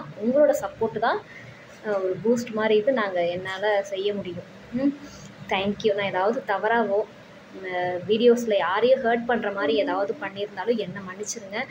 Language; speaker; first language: Tamil; native; Tamil